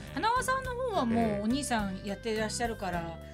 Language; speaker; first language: Japanese; native; Japanese